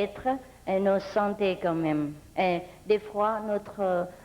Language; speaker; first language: French; non-native, fluent; Vietnamese